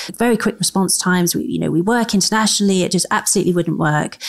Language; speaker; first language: English; native; English